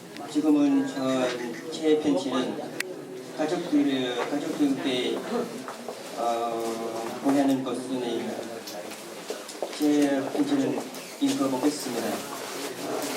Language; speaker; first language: Korean; non-native, learner; Vietnamese